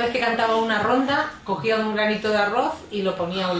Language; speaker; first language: Spanish; native; Spanish